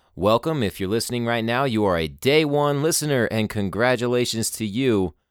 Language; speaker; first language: English; native; English